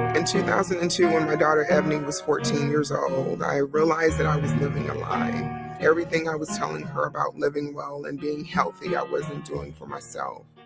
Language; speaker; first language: English; native; English